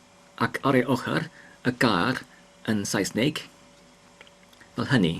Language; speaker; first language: Welsh; non-native, learner; English